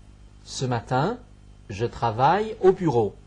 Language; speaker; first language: French; non-native, fluent; Chinese